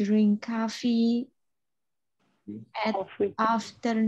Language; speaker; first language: English; non-native, learner; Indonesian